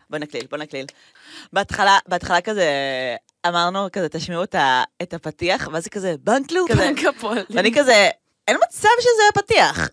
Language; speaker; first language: Hebrew; native; Hebrew